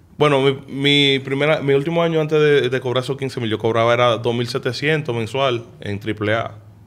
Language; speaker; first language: Spanish; early bilingual, heritage; Spanish